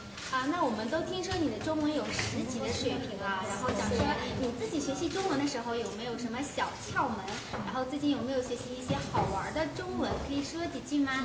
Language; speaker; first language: Chinese; native; Chinese